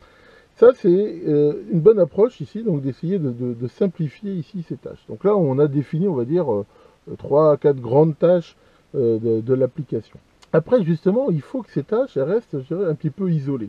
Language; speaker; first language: French; native; French